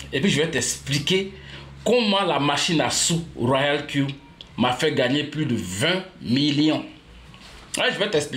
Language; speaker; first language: French; native; French